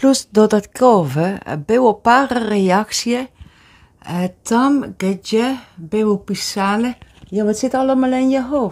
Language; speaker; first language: Polish; non-native, learner; Dutch